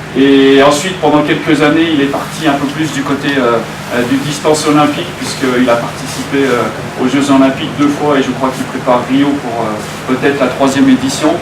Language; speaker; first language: French; native; French